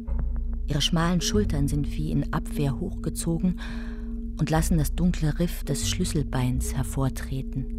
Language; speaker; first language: German; native; German